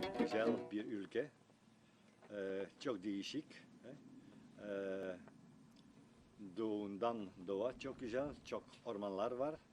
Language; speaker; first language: Turkish; non-native, learner; Dutch